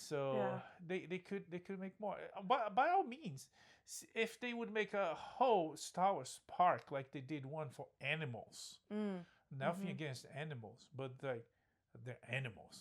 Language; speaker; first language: English; non-native, fluent; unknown